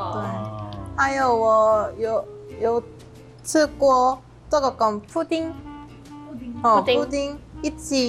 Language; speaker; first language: Chinese; non-native, learner; Korean